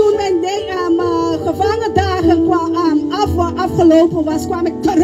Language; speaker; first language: Dutch; non-native, local second language; Papiamento